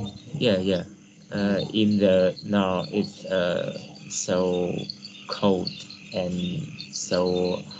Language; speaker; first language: English; non-native, learner; Vietnamese